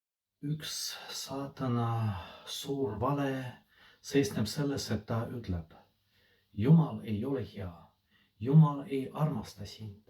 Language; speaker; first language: Estonian; non-native, fluent; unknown